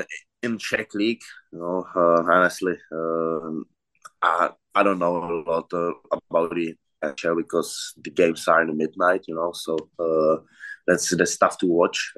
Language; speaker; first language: English; non-native, learner; Czech